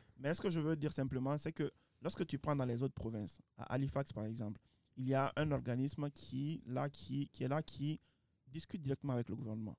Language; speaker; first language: French; non-native, local second language; Fula